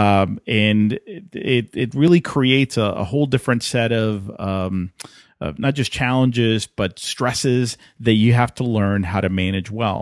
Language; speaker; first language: English; native; English